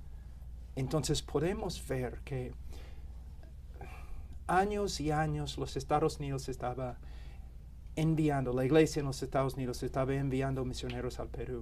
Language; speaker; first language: Spanish; non-native, fluent; English